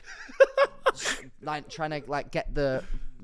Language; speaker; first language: English; native; English